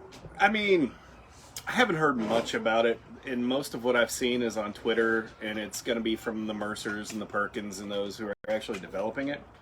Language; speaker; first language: English; native; English